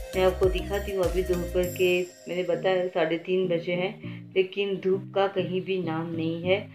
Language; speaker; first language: Hindi; non-native, local second language; Gujarati